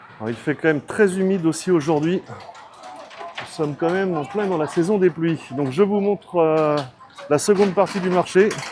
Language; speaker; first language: French; native; French